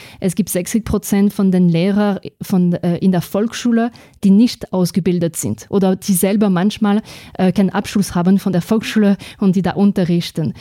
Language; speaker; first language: German; non-native, fluent; French